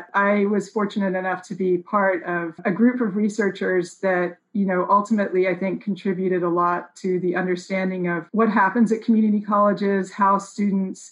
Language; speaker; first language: English; native; English